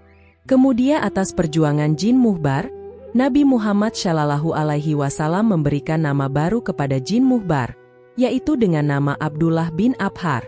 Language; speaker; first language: Indonesian; native; Indonesian